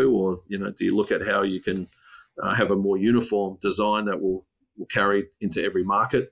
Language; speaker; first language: English; native; English